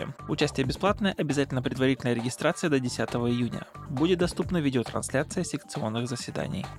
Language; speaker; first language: Russian; native; Russian